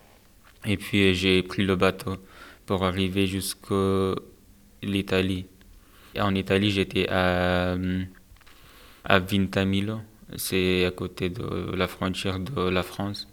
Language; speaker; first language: French; non-native, fluent; Persian